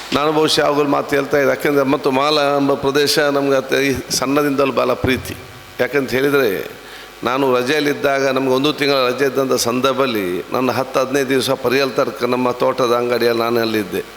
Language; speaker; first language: Kannada; non-native, local second language; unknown